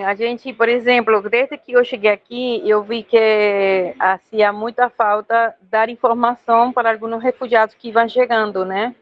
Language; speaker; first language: Portuguese; non-native, fluent; Spanish